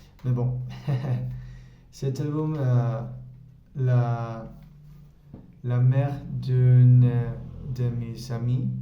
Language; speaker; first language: French; non-native, learner; Spanish